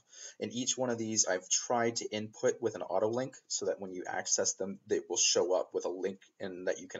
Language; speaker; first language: English; native; English